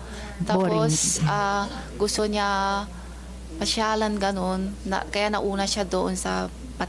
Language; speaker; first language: Filipino; non-native, learner; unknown